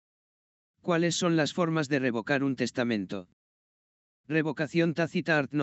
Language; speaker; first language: Spanish; native; Spanish